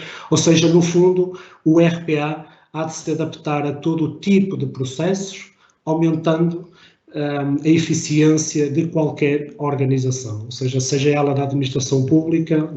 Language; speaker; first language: Portuguese; native; Portuguese